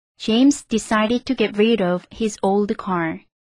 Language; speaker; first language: English; non-native, fluent; Korean